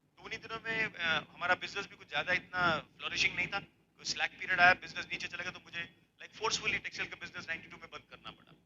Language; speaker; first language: Hindi; native; Hindi